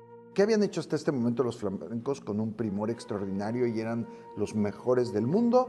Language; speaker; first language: Spanish; native; Spanish